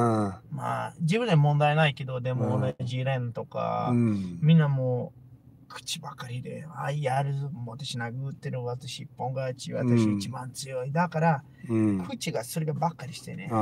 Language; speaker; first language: Japanese; non-native, learner; Portuguese